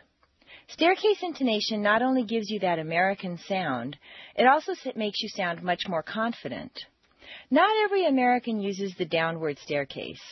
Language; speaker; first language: English; native; English